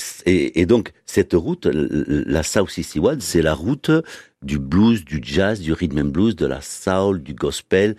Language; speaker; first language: French; native; French